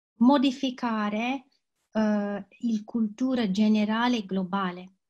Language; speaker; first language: Italian; non-native, fluent; English